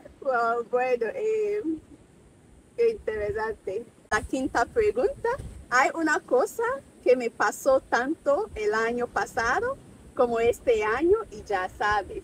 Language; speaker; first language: Spanish; non-native, fluent; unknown